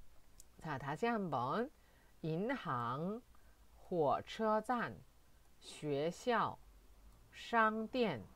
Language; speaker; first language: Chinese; non-native, fluent; Korean